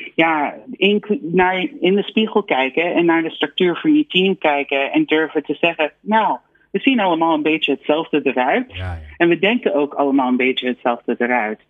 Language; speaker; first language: Dutch; non-native, fluent; English